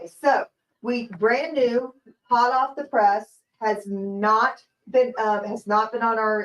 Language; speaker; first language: English; native; English